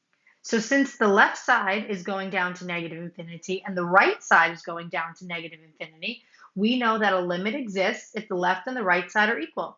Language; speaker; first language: English; native; English